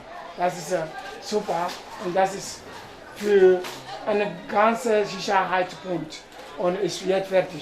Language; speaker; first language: German; non-native, learner; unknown